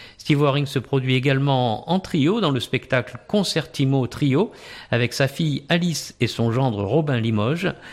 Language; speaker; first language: French; native; French